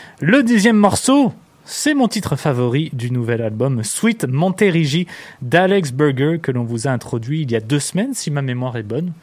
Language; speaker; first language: French; native; French